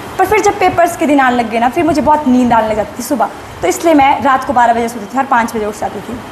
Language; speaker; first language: Hindi; native; Hindi